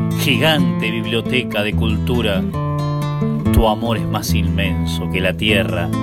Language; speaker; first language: Spanish; native; Spanish